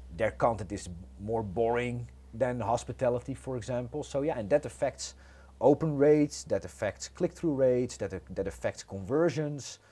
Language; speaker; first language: English; non-native, fluent; Croatian